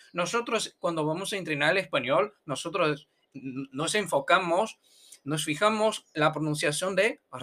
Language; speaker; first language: Spanish; non-native, fluent; Portuguese